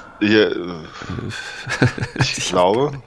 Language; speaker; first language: German; native; German